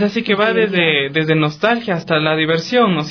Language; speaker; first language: Spanish; native; Spanish